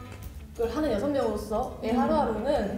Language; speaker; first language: Korean; native; Korean